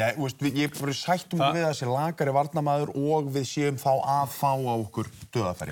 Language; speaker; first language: Icelandic; native; Icelandic